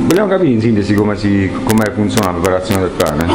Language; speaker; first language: Italian; native; Italian